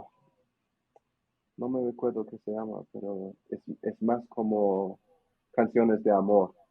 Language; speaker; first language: Spanish; non-native, learner; English